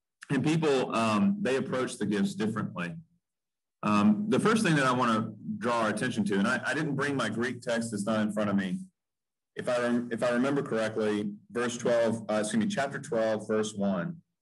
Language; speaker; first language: English; native; English